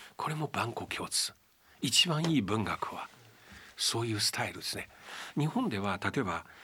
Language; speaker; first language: Japanese; non-native, fluent; Chinese